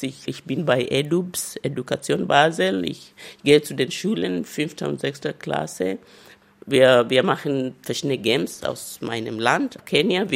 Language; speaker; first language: German; non-native, fluent; Luyia